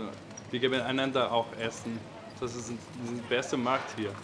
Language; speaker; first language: German; non-native, fluent; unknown